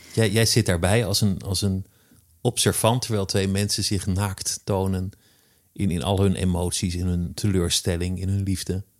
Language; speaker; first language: Dutch; native; Dutch